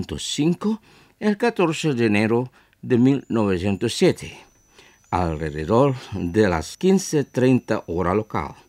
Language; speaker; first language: Spanish; non-native, fluent; Indonesian